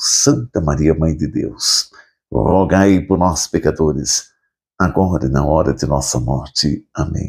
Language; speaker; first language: Portuguese; native; Portuguese